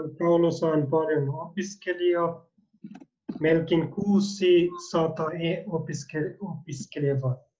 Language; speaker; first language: Finnish; non-native, learner; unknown